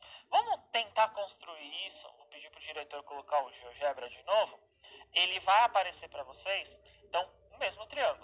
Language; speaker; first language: Portuguese; native; Portuguese